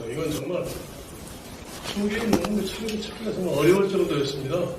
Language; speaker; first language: Korean; native; Korean